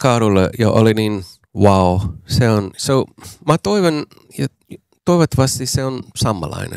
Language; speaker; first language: Finnish; non-native, learner; English